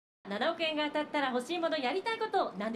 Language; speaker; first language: Japanese; native; Japanese